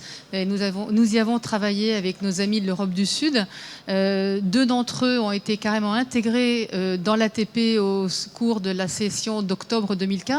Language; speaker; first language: French; native; French